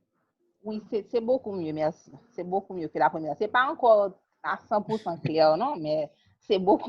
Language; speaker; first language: French; non-native, local second language; Haitian Creole